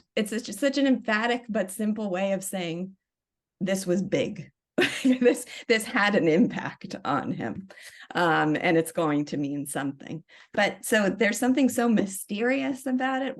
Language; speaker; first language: English; native; English